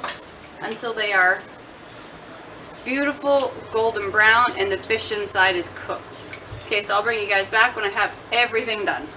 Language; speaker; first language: English; native; English